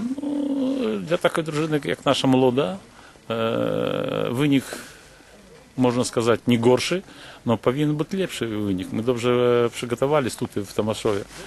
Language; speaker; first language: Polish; non-native, learner; Ukrainian